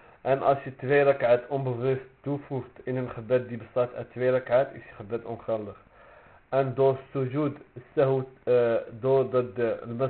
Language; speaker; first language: Dutch; early bilingual, other home language; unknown